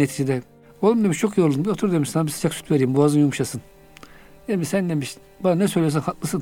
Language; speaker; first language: Turkish; native; Turkish